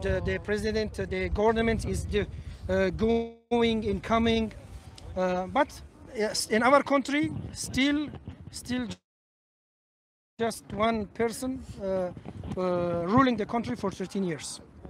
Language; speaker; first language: English; non-native, learner; Tajik